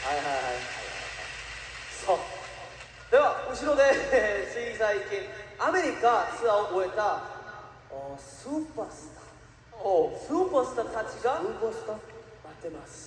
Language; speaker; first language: Japanese; non-native, learner; Korean